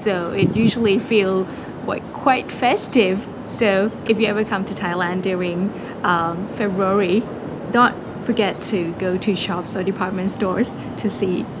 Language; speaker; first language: English; non-native, fluent; Thai